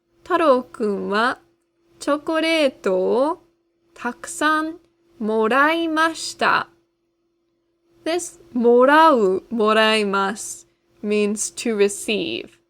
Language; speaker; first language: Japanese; non-native, fluent; English